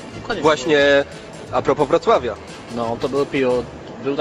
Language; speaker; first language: Polish; native; Polish